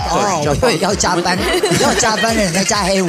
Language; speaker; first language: Chinese; native; Chinese